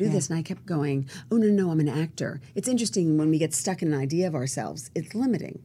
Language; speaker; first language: English; native; English